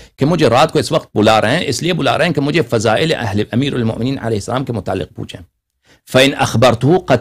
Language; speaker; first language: Urdu; non-native, local second language; Persian